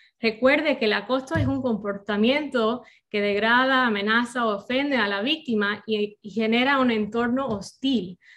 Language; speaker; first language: Spanish; non-native, fluent; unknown